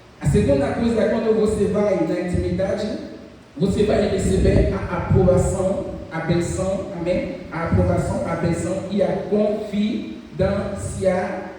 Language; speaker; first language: Portuguese; non-native, fluent; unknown